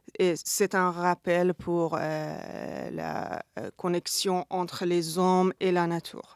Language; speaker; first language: French; non-native, fluent; Persian